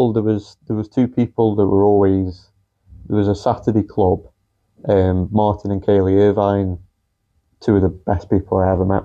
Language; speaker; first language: English; native; English